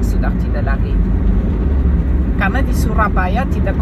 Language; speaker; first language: Indonesian; non-native, fluent; German